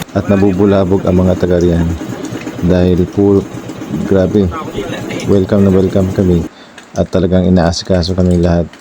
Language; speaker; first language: Filipino; non-native, local second language; Bikol